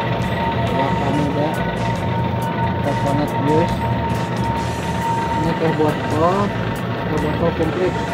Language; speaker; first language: Indonesian; non-native, local second language; Sundanese